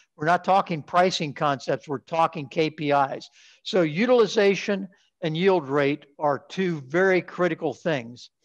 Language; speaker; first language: English; native; English